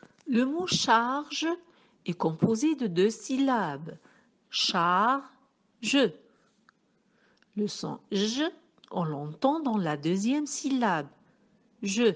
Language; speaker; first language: French; non-native, local second language; Arabic